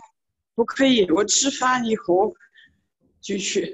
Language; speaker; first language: Chinese; non-native, fluent; Russian